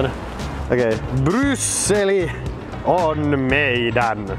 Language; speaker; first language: Finnish; native; Finnish